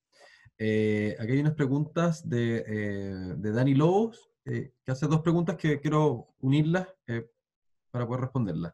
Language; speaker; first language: Spanish; native; Spanish